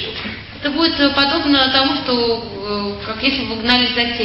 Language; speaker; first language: Russian; native; Russian